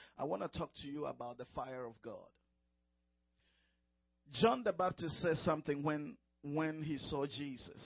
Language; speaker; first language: English; non-native, local second language; Akan